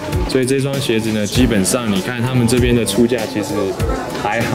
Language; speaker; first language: Chinese; native; Chinese